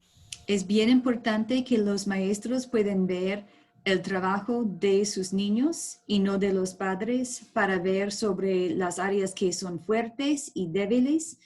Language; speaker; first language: Spanish; non-native, learner; English